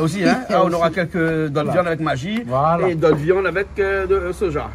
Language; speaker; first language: French; non-native, local second language; Réunion Creole French